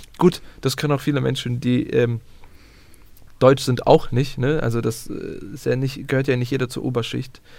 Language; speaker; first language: German; early bilingual, other home language; Bosnian